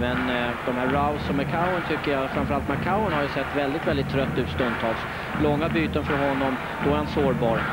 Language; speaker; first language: Swedish; native; Swedish